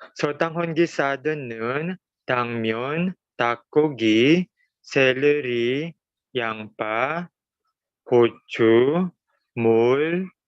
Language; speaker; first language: Korean; non-native, learner; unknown